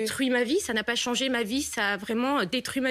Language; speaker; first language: French; native; French